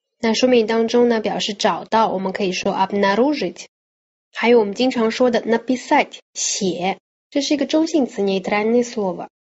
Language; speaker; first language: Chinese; native; Chinese